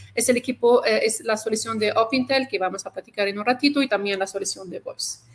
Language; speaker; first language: Spanish; non-native, fluent; Arabic